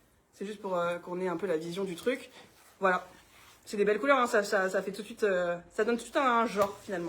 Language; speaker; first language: French; native; French